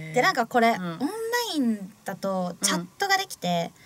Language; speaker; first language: Japanese; native; Japanese